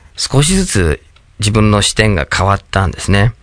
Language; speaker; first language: Japanese; non-native, fluent; English